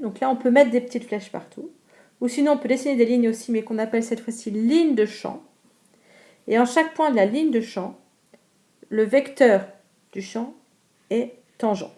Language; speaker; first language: French; native; French